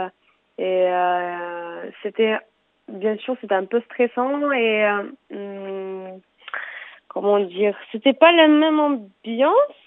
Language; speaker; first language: French; early bilingual, other home language; Armenian